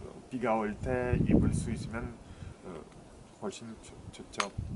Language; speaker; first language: Korean; non-native, learner; Russian